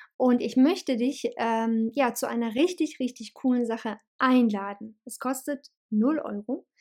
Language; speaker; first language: German; early bilingual, other home language; Bosnian